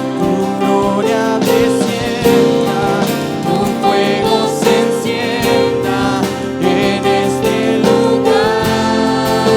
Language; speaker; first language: Spanish; native; Spanish